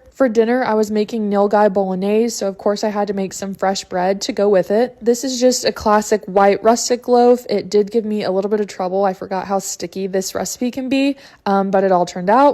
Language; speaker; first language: English; native; English